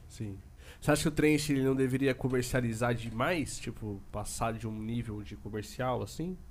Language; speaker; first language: Portuguese; native; Portuguese